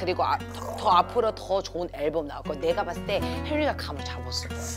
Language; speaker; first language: Korean; early bilingual, heritage; Korean